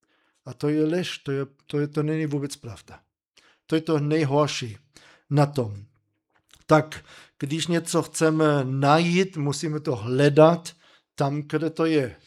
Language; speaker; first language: Czech; non-native, fluent; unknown